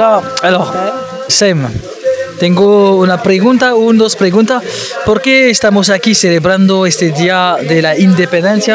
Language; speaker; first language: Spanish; non-native, learner; French